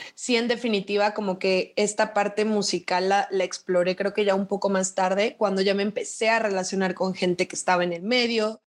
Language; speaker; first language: Spanish; native; Spanish